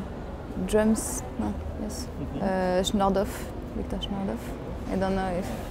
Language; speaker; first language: English; non-native, learner; French